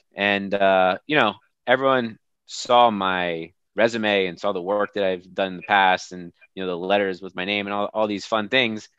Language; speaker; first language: English; native; English